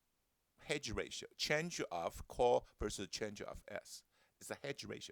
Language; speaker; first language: English; non-native, fluent; Chinese